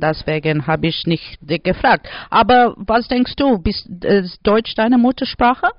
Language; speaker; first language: German; non-native, learner; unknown